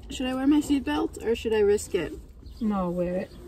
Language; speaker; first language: English; non-native, fluent; Turkish